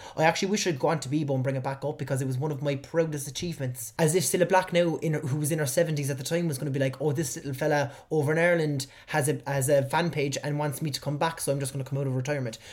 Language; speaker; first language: English; native; English